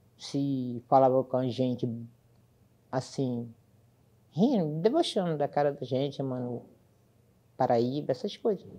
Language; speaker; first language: Portuguese; native; Portuguese